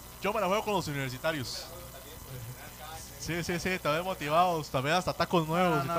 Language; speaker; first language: Spanish; native; Spanish